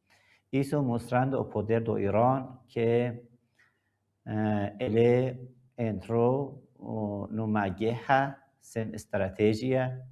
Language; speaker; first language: Portuguese; non-native, learner; Persian